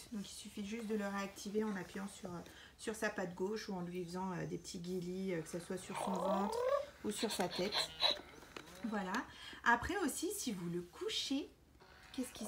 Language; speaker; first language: French; native; French